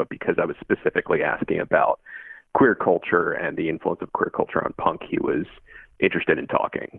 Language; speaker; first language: English; native; English